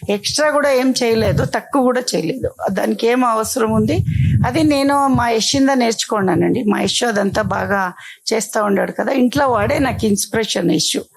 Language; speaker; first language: Telugu; non-native, local second language; Kannada